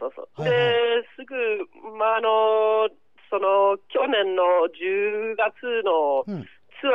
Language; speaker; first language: Japanese; non-native, fluent; English